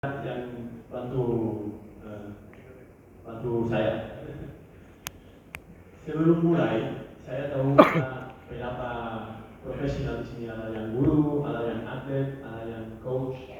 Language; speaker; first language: Indonesian; non-native, learner; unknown